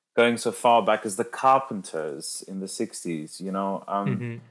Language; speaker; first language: English; non-native, local second language; Afrikaans